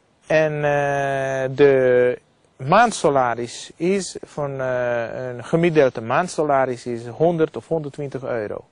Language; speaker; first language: Dutch; non-native, fluent; Hungarian